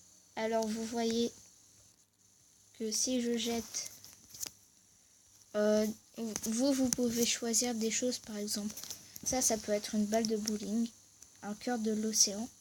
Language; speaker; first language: French; native; French